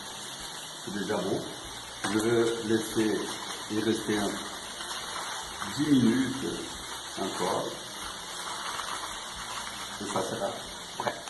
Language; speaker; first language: French; non-native, learner; Portuguese